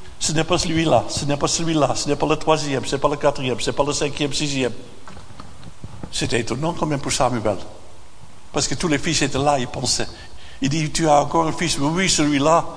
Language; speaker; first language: French; non-native, fluent; Dutch